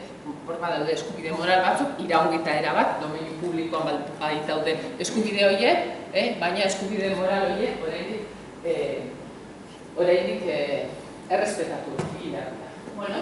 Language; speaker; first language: Basque; native; Basque